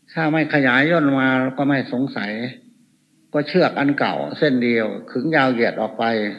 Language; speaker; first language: Thai; native; Thai